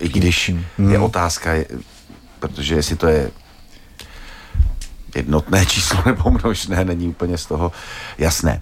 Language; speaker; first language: Czech; native; Czech